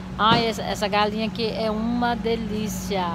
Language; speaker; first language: Portuguese; native; Portuguese